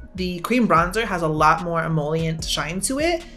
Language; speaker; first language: English; native; English